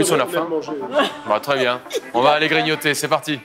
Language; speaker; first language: French; non-native, fluent; Spanish